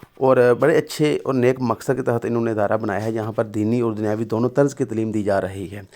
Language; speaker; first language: Urdu; non-native, local second language; Punjabi